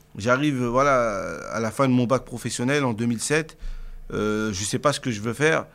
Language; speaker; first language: French; native; French